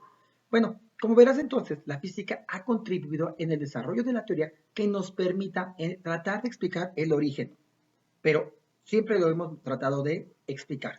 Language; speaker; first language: Spanish; native; Spanish